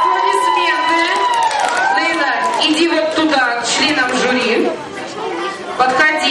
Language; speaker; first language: Russian; native; Russian